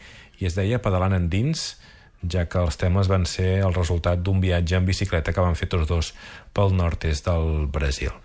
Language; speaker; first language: Catalan; native; Catalan